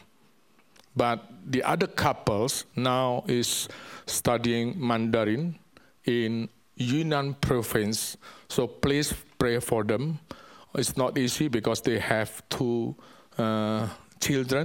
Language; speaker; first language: English; non-native, learner; Indonesian